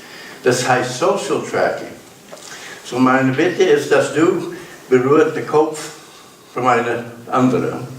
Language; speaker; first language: German; non-native, learner; English